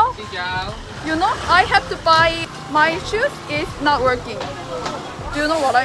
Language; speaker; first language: English; non-native, learner; Korean